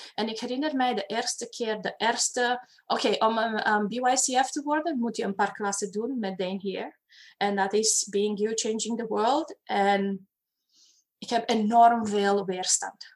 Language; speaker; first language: Dutch; non-native, fluent; Romanian